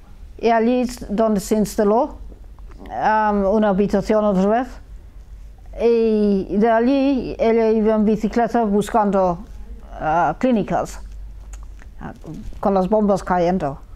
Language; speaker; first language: Spanish; early bilingual, heritage; Spanish